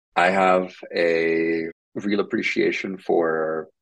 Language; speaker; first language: English; non-native, fluent; Finnish